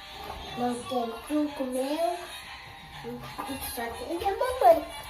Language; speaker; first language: Portuguese; early bilingual, other home language; Haitian Creole